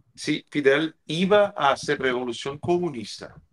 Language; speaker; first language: Spanish; non-native, fluent; Portuguese